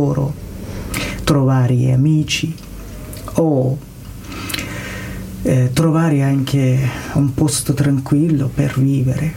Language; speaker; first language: Italian; non-native, learner; Persian